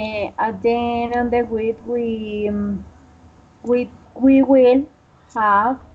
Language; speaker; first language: English; non-native, learner; Spanish